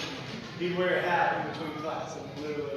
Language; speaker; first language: English; native; English